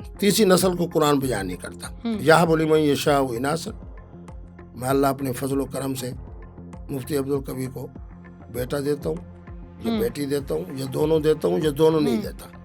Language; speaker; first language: Urdu; non-native, local second language; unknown